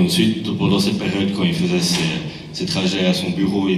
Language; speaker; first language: French; native; French